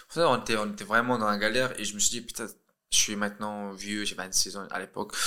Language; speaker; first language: French; early bilingual, other home language; Russian